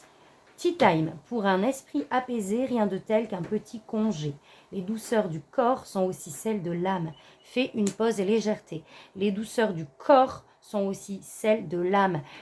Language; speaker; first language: French; native; French